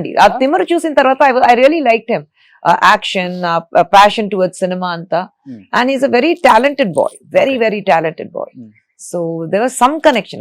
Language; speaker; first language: Telugu; non-native, fluent; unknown